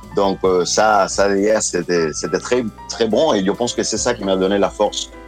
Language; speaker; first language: French; non-native, fluent; Spanish